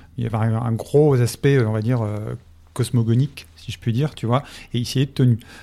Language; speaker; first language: French; native; French